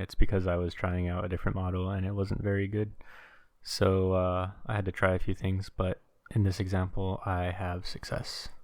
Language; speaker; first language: English; native; English